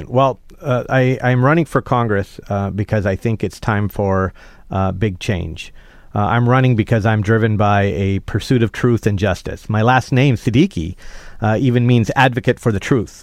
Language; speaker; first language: English; native; English